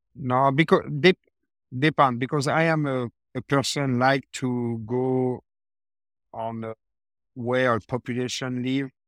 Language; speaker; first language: English; non-native, learner; French